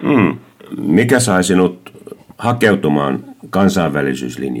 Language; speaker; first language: Finnish; native; Finnish